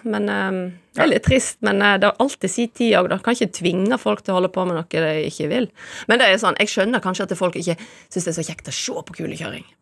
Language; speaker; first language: Norwegian; native; Norwegian